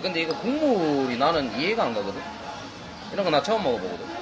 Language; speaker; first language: Korean; native; Korean